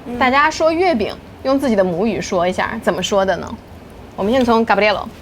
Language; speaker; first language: Chinese; native; Chinese